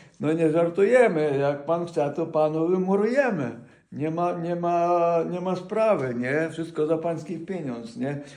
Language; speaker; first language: Polish; non-native, fluent; Ukrainian